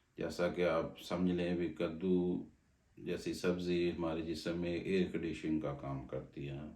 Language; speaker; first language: Urdu; non-native, local second language; Punjabi